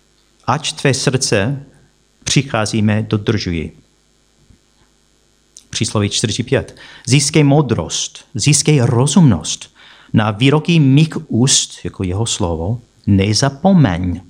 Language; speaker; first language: Czech; non-native, fluent; English